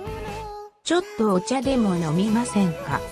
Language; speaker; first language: Japanese; non-native, learner; English